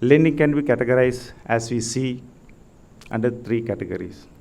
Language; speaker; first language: English; non-native, local second language; Sinhala